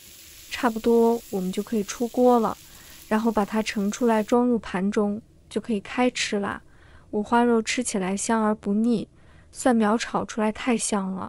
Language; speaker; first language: Chinese; native; Chinese